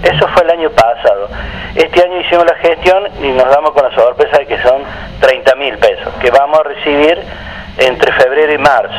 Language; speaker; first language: Spanish; native; Spanish